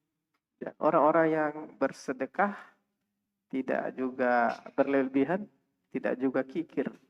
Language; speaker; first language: Indonesian; native; Indonesian